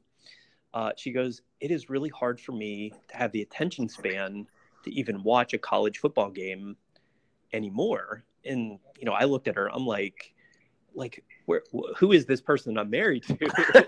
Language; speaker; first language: English; native; English